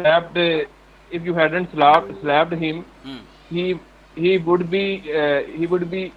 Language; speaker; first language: English; non-native, learner; Hindi